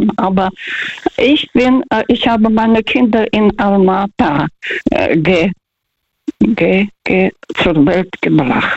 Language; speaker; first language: German; early bilingual, heritage; Russian